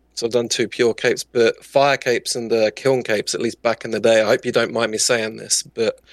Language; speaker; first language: English; native; English